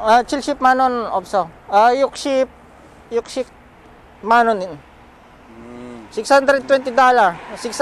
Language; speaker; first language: Korean; non-native, learner; Filipino